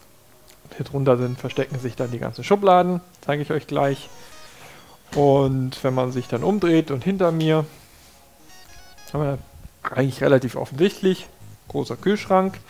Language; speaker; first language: German; native; German